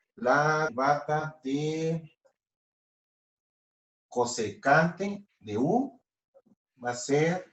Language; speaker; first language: Spanish; native; Spanish